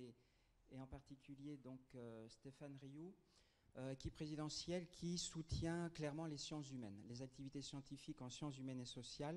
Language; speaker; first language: French; native; French